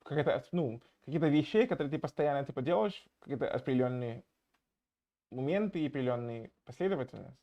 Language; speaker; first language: Russian; non-native, fluent; English